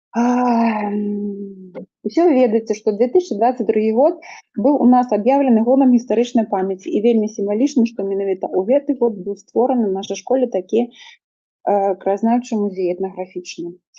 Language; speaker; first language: Belarusian; native; Belarusian